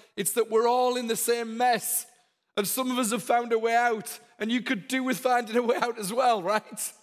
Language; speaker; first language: English; native; English